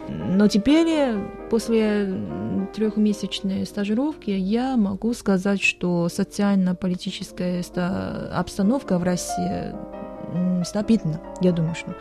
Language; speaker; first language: Russian; non-native, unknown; Chinese